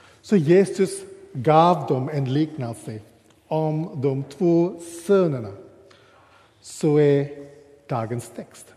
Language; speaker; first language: Swedish; non-native, fluent; English